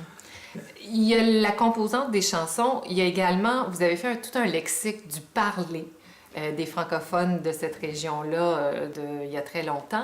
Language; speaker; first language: French; native; French